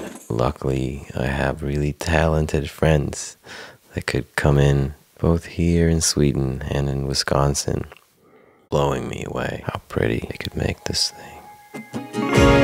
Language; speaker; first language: English; non-native, fluent; Swedish